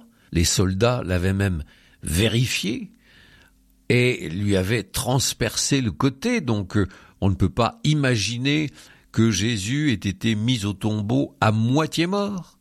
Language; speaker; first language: French; native; French